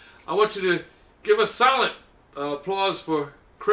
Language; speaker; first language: English; native; English